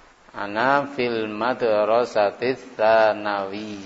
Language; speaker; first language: Arabic; non-native, fluent; Indonesian